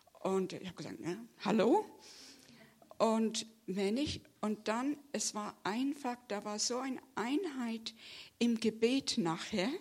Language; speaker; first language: German; non-native, fluent; English